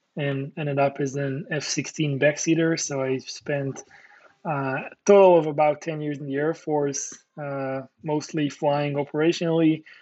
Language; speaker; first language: English; non-native, fluent; Hebrew